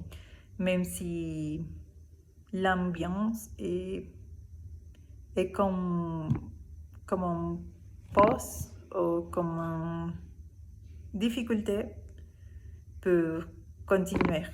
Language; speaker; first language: French; non-native, learner; Spanish